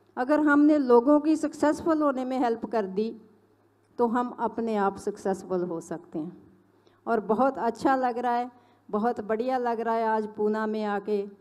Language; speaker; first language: Hindi; non-native, local second language; Punjabi